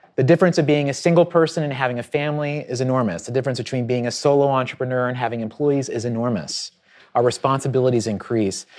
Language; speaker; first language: English; native; English